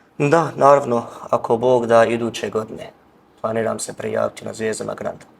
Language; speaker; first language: Bosnian; early bilingual, heritage; Bosnian